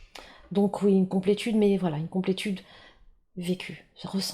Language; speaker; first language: French; native; French